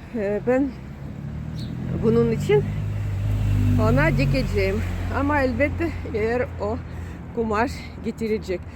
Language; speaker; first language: Turkish; non-native, learner; Russian